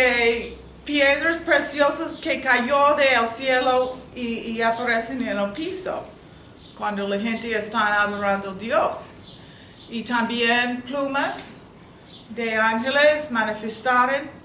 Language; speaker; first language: Spanish; non-native, learner; English